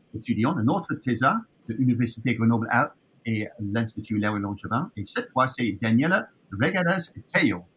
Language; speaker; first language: French; non-native, fluent; English